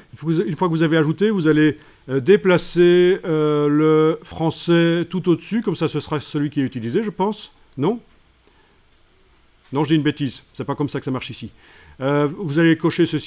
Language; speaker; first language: French; native; French